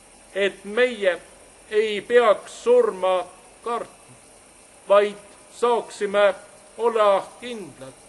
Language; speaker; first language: Estonian; non-native, learner; Swedish